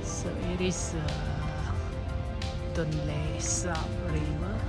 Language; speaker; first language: English; non-native, learner; Khmer